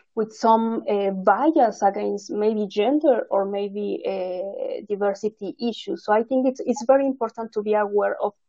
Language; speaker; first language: English; non-native, fluent; Spanish